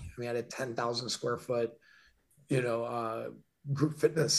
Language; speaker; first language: English; native; English